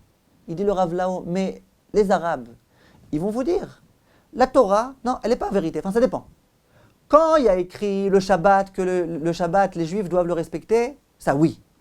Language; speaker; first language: French; native; French